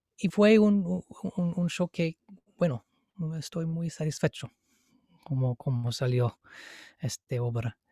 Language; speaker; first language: Spanish; non-native, fluent; English